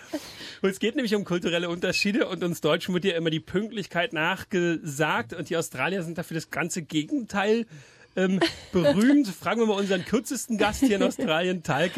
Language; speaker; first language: German; native; German